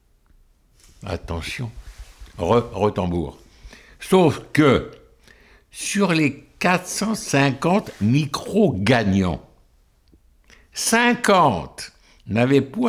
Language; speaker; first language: French; native; French